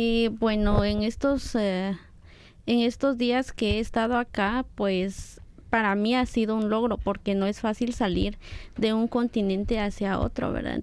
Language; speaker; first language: Spanish; non-native, local second language; Kaqchikel